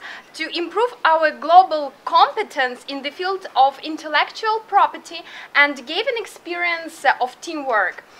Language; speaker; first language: English; non-native, fluent; Russian